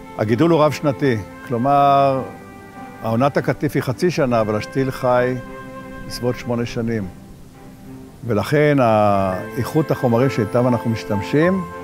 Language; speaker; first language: Hebrew; native; Hebrew